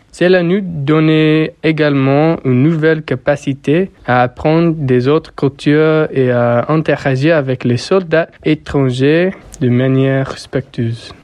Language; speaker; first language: French; non-native, learner; English